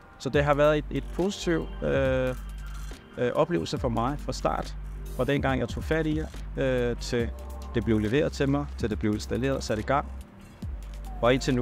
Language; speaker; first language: Danish; non-native, fluent; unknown